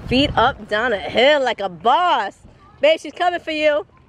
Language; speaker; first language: English; early bilingual, other home language; Spanish